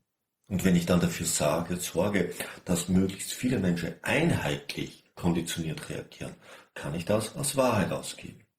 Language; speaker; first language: German; native; German